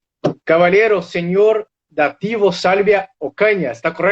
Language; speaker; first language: Spanish; non-native, fluent; Portuguese